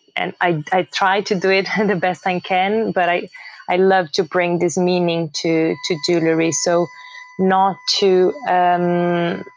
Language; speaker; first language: English; early bilingual, heritage; Portuguese